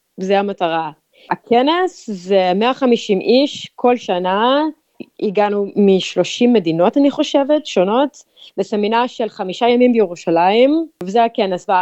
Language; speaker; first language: Hebrew; non-native, fluent; English